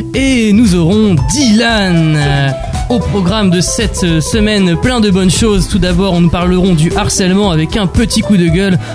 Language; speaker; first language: French; native; French